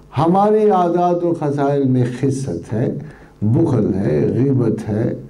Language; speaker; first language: Urdu; non-native, local second language; Punjabi